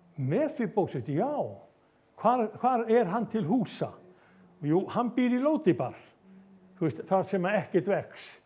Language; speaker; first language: Icelandic; native; Icelandic